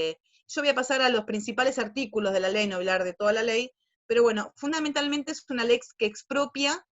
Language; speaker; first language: Spanish; native; Spanish